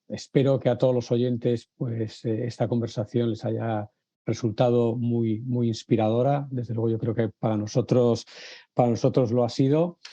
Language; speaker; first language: Spanish; native; Spanish